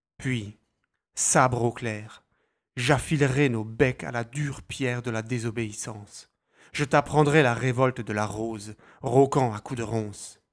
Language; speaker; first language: French; native; French